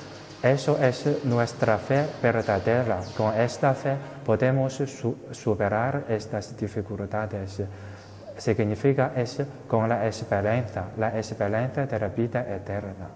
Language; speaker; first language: Spanish; non-native, fluent; Chinese